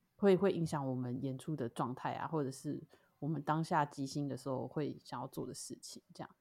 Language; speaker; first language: Chinese; native; Chinese